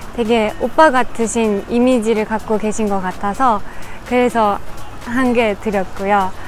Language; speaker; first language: Korean; non-native, fluent; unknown